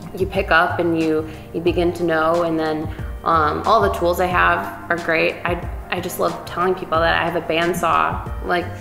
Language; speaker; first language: English; native; English